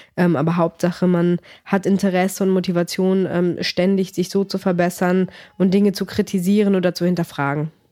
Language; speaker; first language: German; early bilingual, other home language; Greek